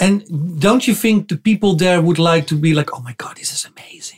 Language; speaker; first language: English; non-native, fluent; Dutch